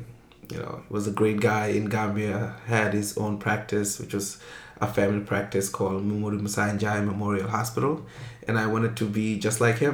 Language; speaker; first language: English; non-native, local second language; Wolof